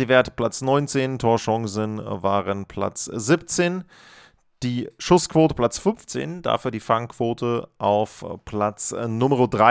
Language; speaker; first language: German; native; German